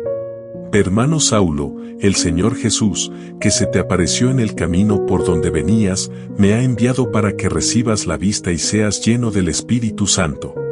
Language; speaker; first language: Spanish; native; Spanish